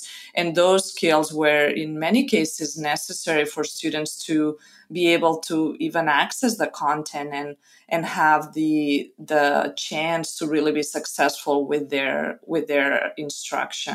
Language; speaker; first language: English; non-native, fluent; Spanish